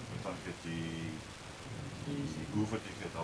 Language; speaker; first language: German; non-native, learner; Dutch